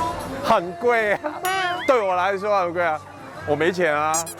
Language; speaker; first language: Chinese; non-native, local second language; Cantonese